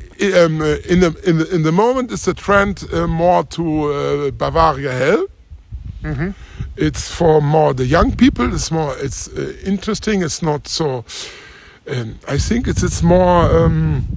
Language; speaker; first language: English; non-native, learner; German